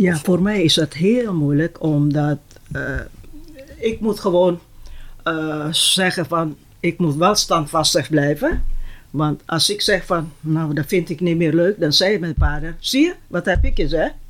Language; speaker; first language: Dutch; non-native, local second language; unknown